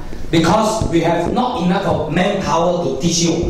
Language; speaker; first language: English; non-native, local second language; Min Nan Chinese